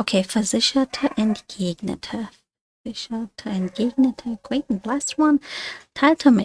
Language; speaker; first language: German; non-native, fluent; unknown